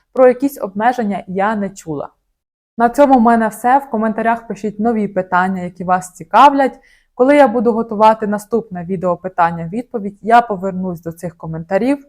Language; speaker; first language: Ukrainian; native; Ukrainian